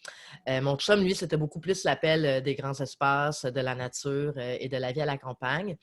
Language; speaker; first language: French; native; French